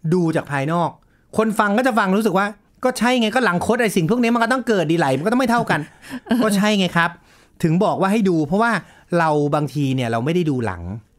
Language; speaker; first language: Thai; native; Thai